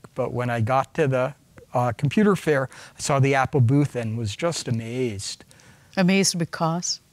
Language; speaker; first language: English; native; English